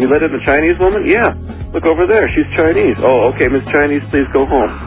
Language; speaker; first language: English; native; English